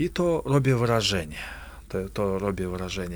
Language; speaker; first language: Polish; non-native, fluent; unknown